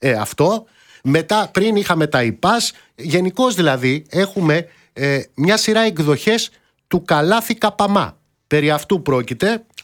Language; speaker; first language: Greek; native; Greek